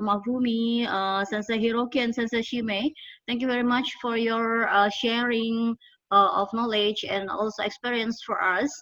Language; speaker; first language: English; non-native, fluent; Indonesian